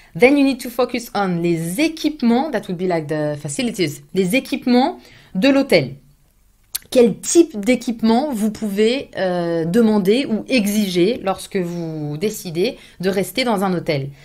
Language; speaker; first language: French; native; French